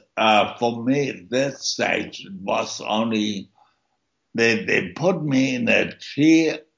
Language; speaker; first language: English; early bilingual, other home language; German